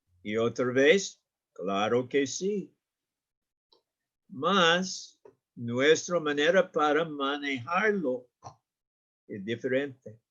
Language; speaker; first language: Spanish; non-native, learner; English